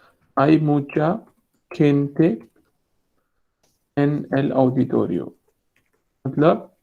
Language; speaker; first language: Spanish; non-native, fluent; Hindi